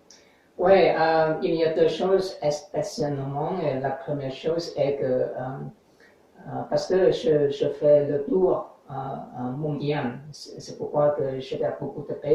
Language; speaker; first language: French; non-native, learner; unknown